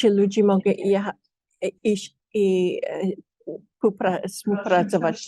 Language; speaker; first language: Polish; early bilingual, heritage; English